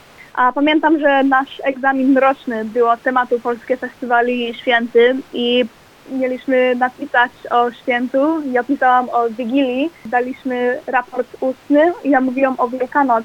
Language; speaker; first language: Polish; early bilingual, heritage; Polish